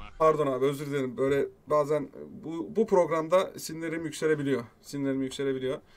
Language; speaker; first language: Turkish; native; Turkish